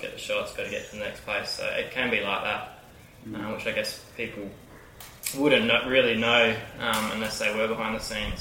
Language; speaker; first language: English; native; English